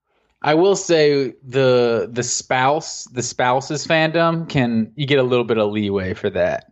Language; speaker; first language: English; native; English